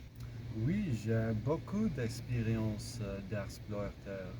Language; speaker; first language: French; non-native, learner; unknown